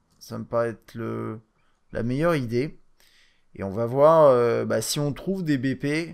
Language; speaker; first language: French; native; French